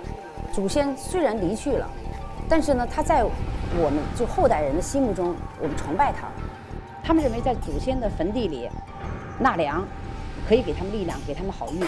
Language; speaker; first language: Chinese; native; Chinese